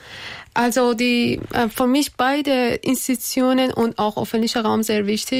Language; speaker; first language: German; non-native, learner; Persian